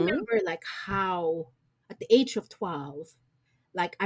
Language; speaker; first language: English; non-native, local second language; Filipino